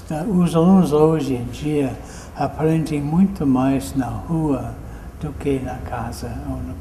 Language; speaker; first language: Portuguese; non-native, fluent; English